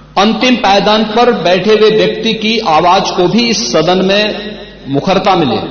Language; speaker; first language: Hindi; native; Hindi